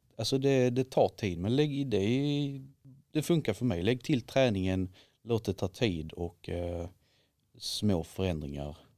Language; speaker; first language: Swedish; native; Swedish